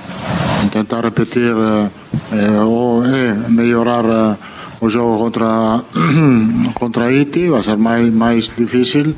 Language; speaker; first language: Portuguese; non-native, fluent; Italian